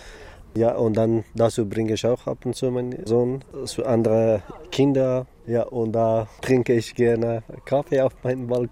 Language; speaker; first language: German; non-native, learner; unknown